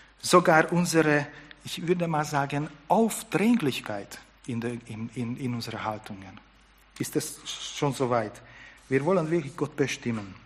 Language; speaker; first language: German; non-native, fluent; Hungarian